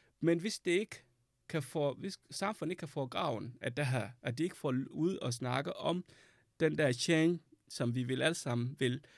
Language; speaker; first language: Danish; non-native, fluent; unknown